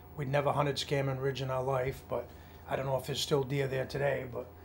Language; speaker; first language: English; native; English